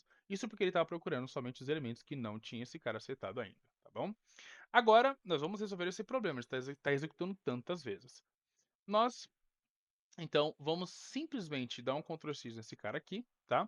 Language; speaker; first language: Portuguese; native; Portuguese